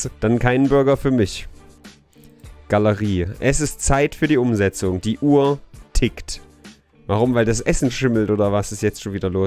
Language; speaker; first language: German; native; German